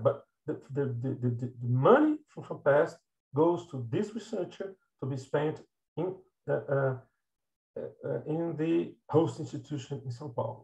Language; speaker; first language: English; non-native, fluent; Portuguese